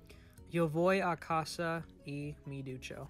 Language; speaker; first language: Spanish; non-native, learner; English